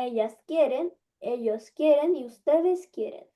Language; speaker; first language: Spanish; early bilingual, other home language; Ukrainian